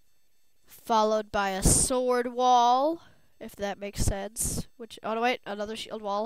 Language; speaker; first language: English; native; English